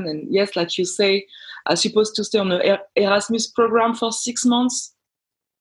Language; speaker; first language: English; non-native, fluent; French